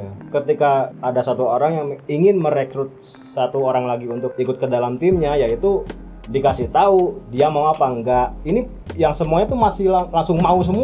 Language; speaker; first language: Indonesian; native; Indonesian